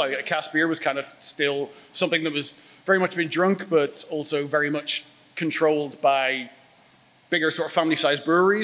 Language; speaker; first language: English; native; English